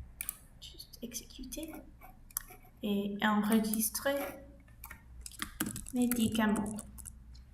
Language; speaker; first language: French; non-native, learner; English